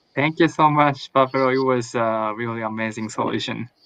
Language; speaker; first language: English; non-native, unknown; Japanese